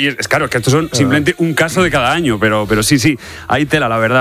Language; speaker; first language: Spanish; native; Spanish